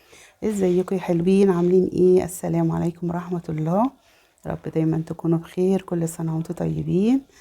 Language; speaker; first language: Arabic; native; Arabic